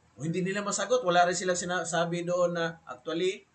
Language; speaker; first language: Filipino; native; Filipino